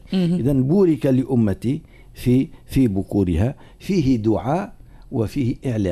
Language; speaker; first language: Arabic; native; Arabic